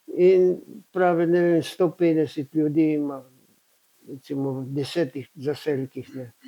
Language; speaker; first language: Slovenian; native; Slovenian